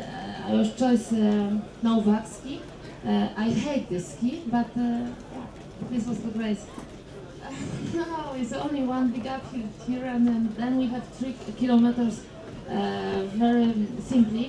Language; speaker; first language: English; non-native, learner; Polish